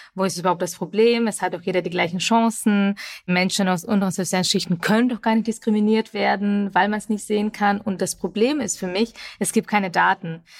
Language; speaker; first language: German; early bilingual, other home language; Russian